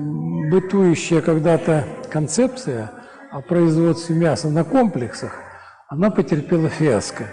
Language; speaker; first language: Russian; native; Russian